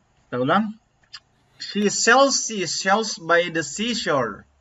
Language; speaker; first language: English; non-native, learner; Indonesian